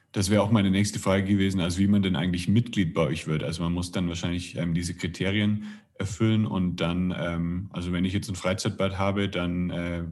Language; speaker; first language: German; native; German